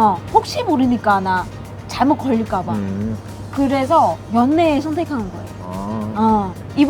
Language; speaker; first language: Korean; non-native, local second language; Vietnamese